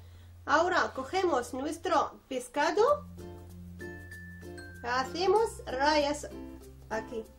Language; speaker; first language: Spanish; non-native, learner; Arabic